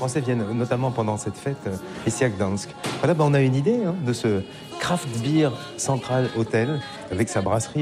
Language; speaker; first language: French; native; French